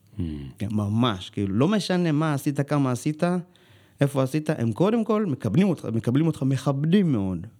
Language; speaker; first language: Hebrew; early bilingual, other home language; Amharic